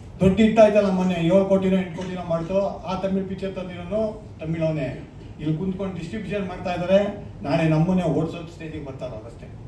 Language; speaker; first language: Kannada; native; Kannada